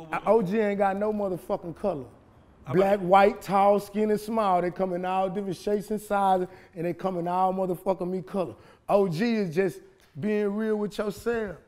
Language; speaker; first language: English; native; English